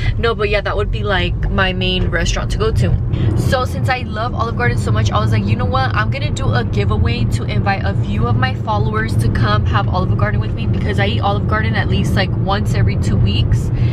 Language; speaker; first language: English; early bilingual, other home language; Spanish